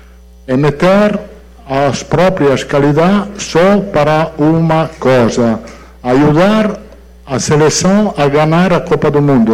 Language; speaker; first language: Portuguese; non-native, fluent; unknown